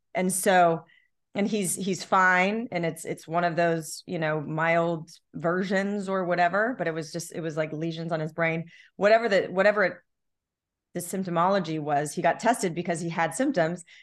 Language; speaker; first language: English; native; English